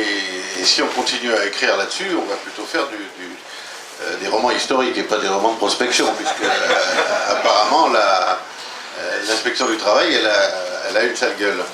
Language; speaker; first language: French; native; French